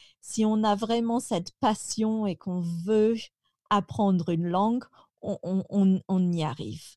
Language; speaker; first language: French; native; French